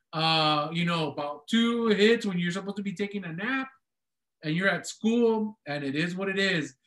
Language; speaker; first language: English; early bilingual, other home language; Spanish